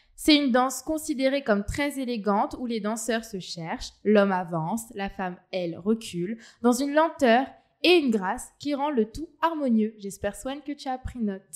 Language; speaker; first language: French; native; French